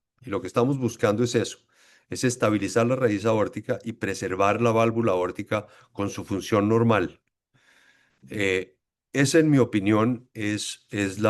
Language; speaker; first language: Spanish; native; Spanish